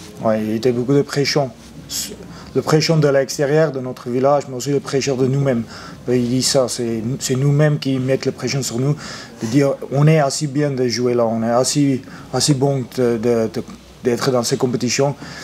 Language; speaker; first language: French; non-native, fluent; Afrikaans